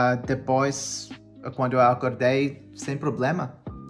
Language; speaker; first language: Portuguese; non-native, learner; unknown